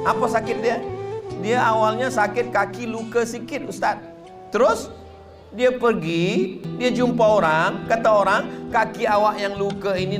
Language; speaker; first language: Malay; native; Malay